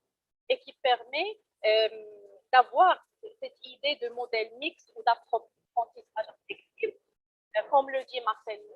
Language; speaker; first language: French; non-native, local second language; Arabic